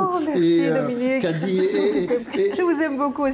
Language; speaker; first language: French; native; French